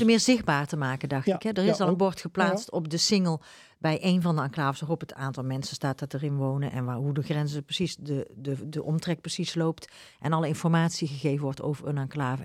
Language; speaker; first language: Dutch; native; Dutch